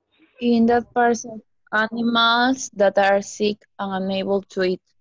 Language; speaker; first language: English; non-native, learner; Spanish